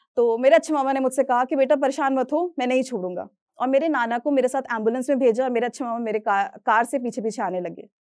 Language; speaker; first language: Hindi; native; Hindi